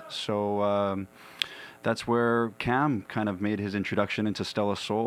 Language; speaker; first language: English; native; English